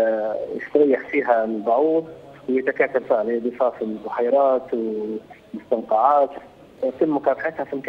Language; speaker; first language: Arabic; native; Arabic